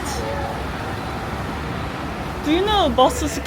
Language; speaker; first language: English; non-native, learner; Korean